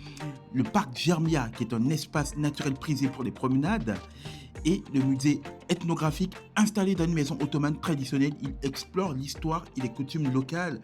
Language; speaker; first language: French; native; French